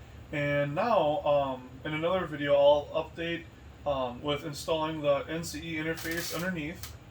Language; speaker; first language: English; native; English